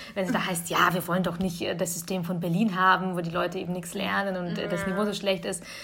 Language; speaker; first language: German; early bilingual, other home language; Russian